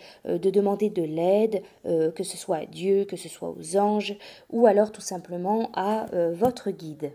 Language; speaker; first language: French; native; French